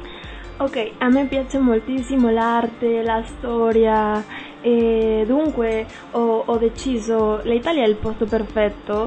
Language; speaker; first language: Italian; non-native, learner; Spanish